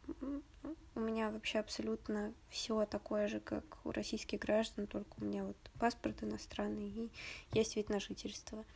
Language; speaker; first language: Russian; native; Russian